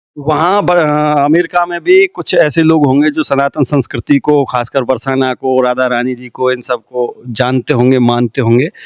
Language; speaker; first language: Hindi; native; Hindi